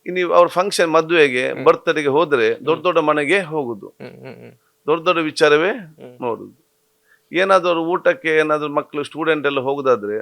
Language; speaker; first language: Kannada; non-native, local second language; Badaga